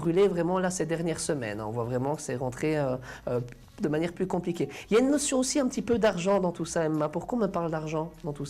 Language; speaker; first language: French; native; French